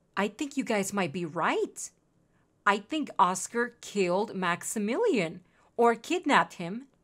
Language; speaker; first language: English; non-native, fluent; Spanish